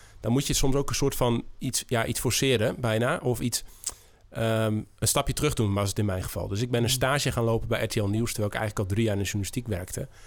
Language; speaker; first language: Dutch; native; Dutch